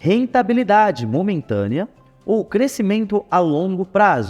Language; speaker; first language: Portuguese; native; Portuguese